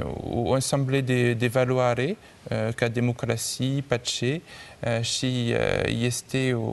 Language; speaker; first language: Romanian; non-native, learner; French